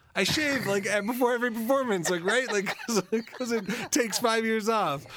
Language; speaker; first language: English; native; English